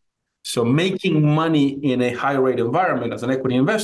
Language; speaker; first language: English; non-native, fluent; Spanish